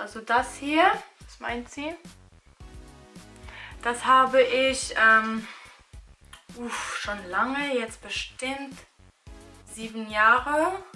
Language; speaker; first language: German; early bilingual, other home language; Albanian